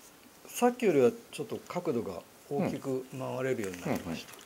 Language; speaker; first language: Japanese; native; Japanese